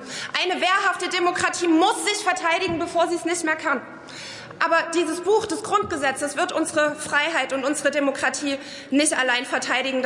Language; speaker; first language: German; early bilingual, other home language; Arabic